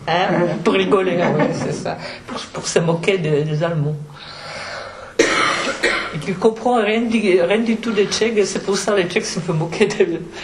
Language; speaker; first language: French; non-native, fluent; Czech